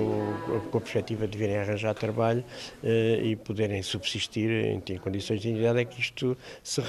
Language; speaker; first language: Portuguese; native; Portuguese